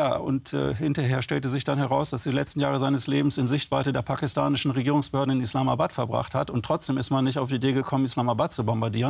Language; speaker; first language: German; native; German